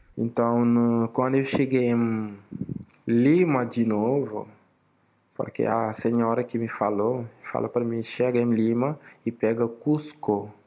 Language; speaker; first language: Portuguese; non-native, fluent; Wolof